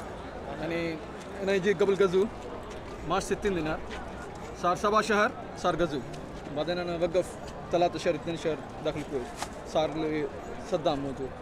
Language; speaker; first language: Arabic; non-native, learner; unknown